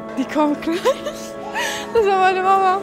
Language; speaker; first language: German; early bilingual, other home language; Kurdish